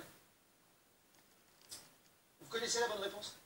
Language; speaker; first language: French; native; French